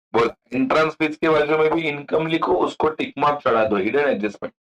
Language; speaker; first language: Hindi; non-native, local second language; Marathi